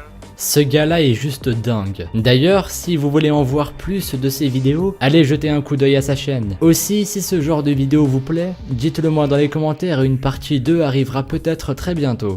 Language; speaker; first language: French; native; French